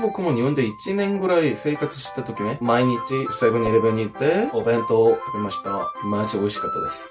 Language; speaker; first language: Japanese; non-native, learner; Korean